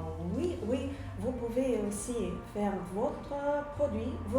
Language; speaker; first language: French; non-native, local second language; Arabic